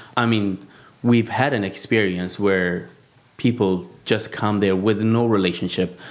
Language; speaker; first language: English; non-native, fluent; Amharic